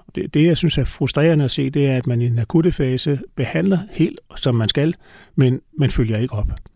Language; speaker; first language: Danish; native; Danish